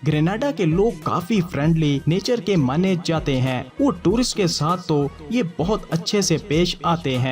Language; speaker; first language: Urdu; native; Urdu